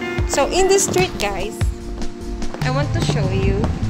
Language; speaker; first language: English; non-native, local second language; Filipino